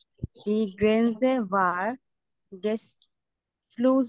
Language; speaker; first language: German; non-native, learner; Bangla